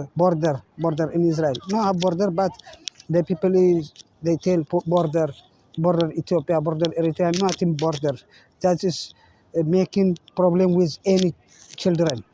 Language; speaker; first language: English; non-native, learner; Tigrinya